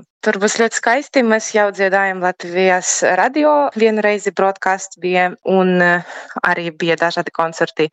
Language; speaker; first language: Latvian; non-native, learner; Ukrainian